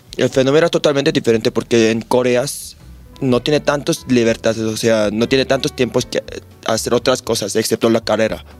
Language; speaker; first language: Spanish; non-native, fluent; Korean